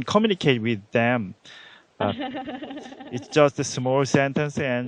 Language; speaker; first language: English; non-native, learner; Korean